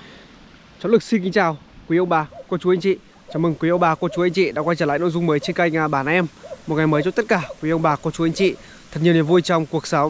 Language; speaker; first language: Vietnamese; native; Vietnamese